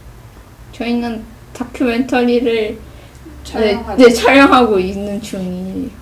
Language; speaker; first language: Korean; native; Korean